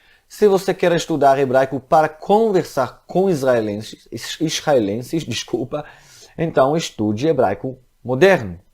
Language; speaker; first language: Portuguese; non-native, fluent; Hebrew